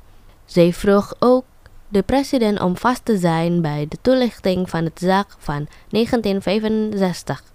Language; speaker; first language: Dutch; non-native, fluent; Indonesian